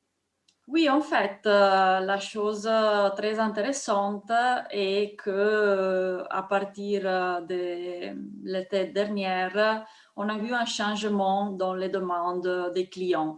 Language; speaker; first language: French; non-native, fluent; Italian